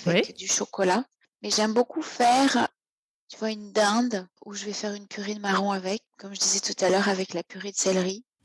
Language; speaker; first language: French; native; French